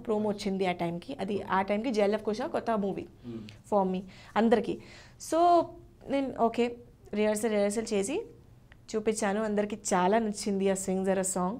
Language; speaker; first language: Telugu; non-native, learner; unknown